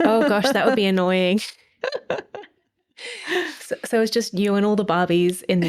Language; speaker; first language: English; native; English